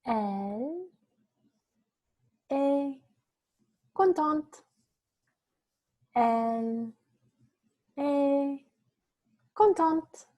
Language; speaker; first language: French; non-native, fluent; English